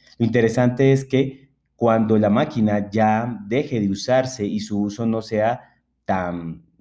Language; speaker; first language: Spanish; native; Spanish